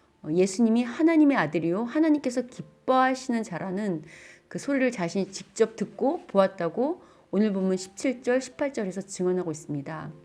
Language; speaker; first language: Korean; native; Korean